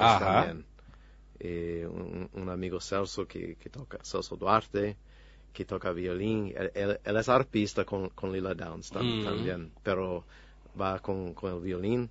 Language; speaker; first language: Spanish; non-native, fluent; English